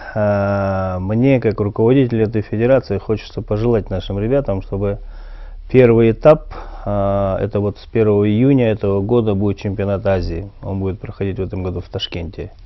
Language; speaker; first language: Russian; non-native, local second language; Kyrgyz